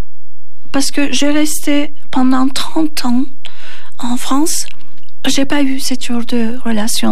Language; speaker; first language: French; non-native, learner; Turkish